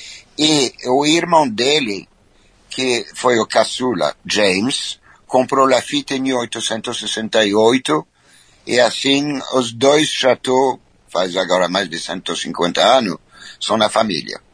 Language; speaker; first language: Portuguese; non-native, fluent; French